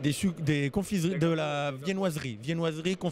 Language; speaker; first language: French; native; French